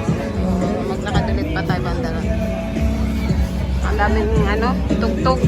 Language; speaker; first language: Filipino; native; Filipino